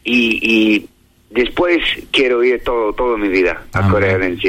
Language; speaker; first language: Spanish; non-native, learner; English